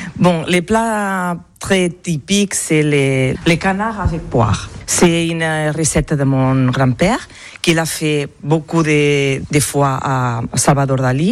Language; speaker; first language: French; non-native, learner; Catalan